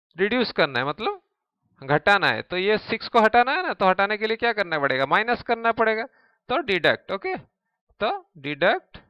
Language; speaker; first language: Hindi; native; Hindi